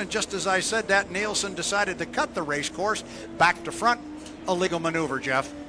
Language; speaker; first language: English; native; English